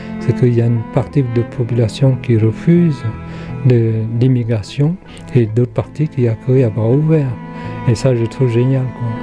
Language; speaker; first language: French; non-native, fluent; Khmer